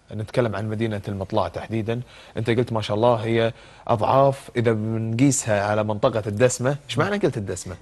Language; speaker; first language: Arabic; native; Arabic